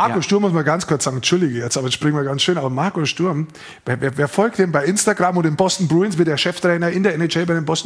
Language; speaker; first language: German; native; German